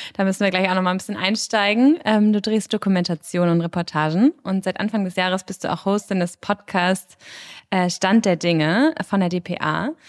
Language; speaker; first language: German; native; German